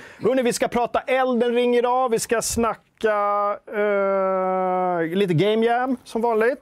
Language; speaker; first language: Swedish; native; Swedish